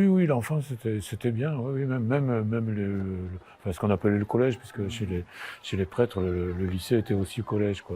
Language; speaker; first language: French; native; French